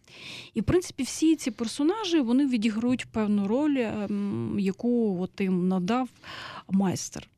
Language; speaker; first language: Ukrainian; native; Ukrainian